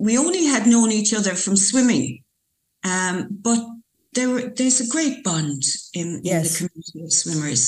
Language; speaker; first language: English; native; English